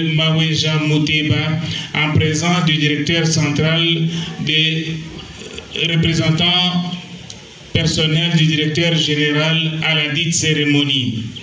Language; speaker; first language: French; non-native, local second language; Luba-Lulua